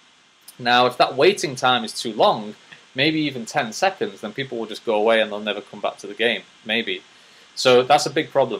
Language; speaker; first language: English; native; English